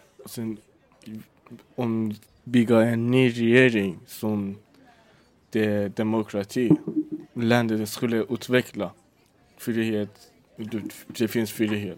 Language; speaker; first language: Swedish; non-native, learner; Persian